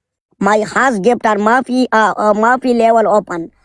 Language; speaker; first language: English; non-native, learner; Urdu